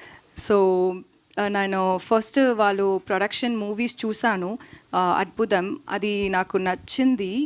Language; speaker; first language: Telugu; non-native, learner; Tamil